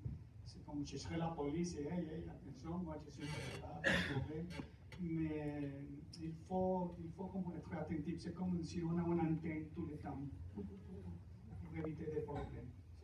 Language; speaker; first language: French; non-native, fluent; Spanish